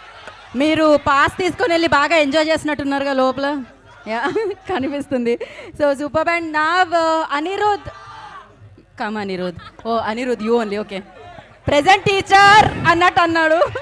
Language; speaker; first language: Telugu; native; Telugu